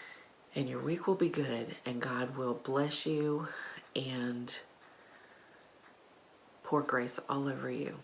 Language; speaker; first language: English; native; English